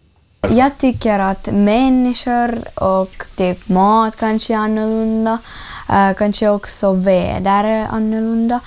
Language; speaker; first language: Swedish; non-native, fluent; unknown